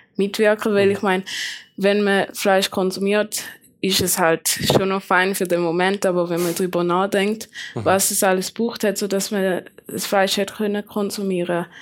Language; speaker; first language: German; native; German